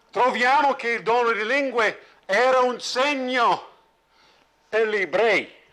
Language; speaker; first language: Italian; non-native, fluent; English